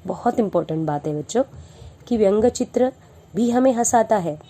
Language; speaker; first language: Hindi; non-native, local second language; Marathi